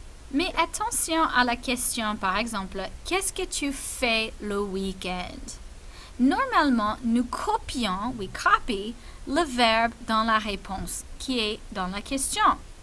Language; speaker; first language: French; non-native, fluent; English